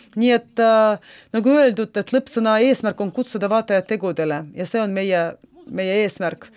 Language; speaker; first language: Estonian; non-native, local second language; Russian